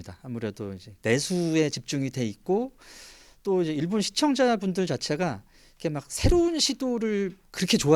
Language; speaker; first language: Korean; native; Korean